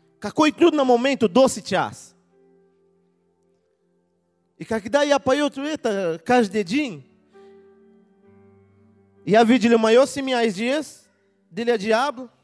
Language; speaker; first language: Russian; non-native, learner; Portuguese